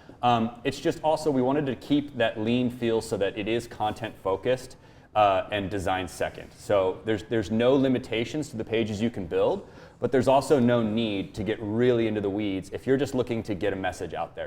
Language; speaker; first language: English; native; English